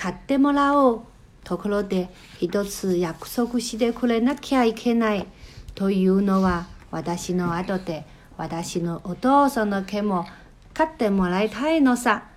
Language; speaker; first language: Japanese; non-native, learner; Chinese